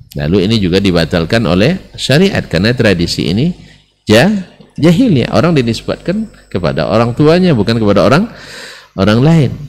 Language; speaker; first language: Indonesian; non-native, local second language; Minangkabau